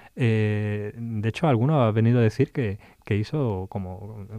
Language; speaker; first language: Spanish; native; Spanish